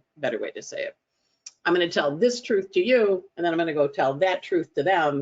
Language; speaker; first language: English; native; English